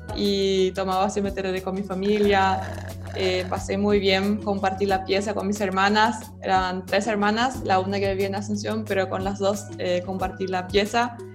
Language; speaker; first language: Spanish; non-native, fluent; German